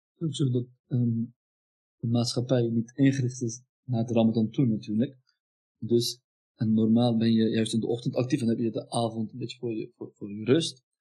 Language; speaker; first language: Dutch; early bilingual, other home language; Turkish